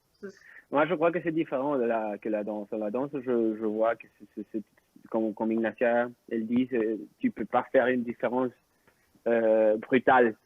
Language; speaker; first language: French; non-native, local second language; Spanish